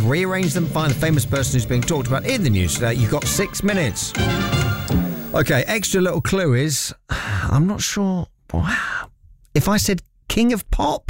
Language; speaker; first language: English; native; English